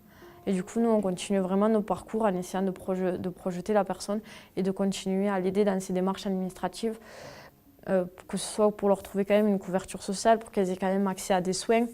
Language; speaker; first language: French; native; French